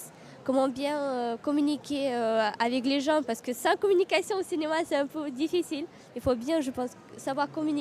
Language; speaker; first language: French; non-native, fluent; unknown